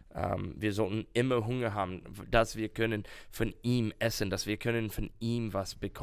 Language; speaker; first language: German; non-native, learner; English